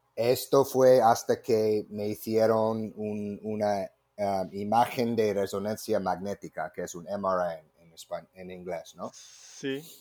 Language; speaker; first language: Spanish; non-native, fluent; English